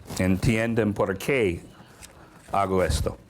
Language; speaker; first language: Spanish; non-native, learner; English